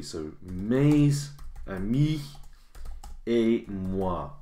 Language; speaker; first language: French; non-native, fluent; English